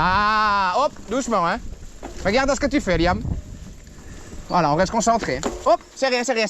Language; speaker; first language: French; native; French